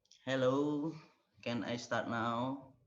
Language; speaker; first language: English; non-native, learner; Indonesian